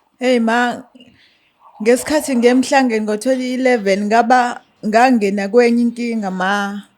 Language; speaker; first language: Zulu; native; Zulu